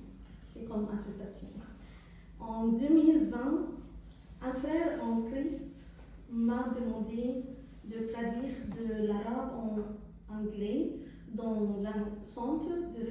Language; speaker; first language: French; non-native, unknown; Arabic